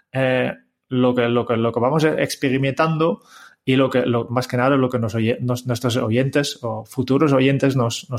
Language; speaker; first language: Spanish; non-native, fluent; Dutch